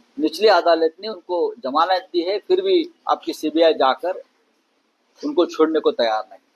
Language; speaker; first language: Hindi; non-native, local second language; Marathi